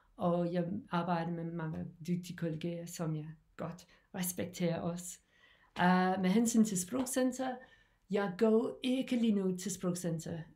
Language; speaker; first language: Danish; non-native, learner; English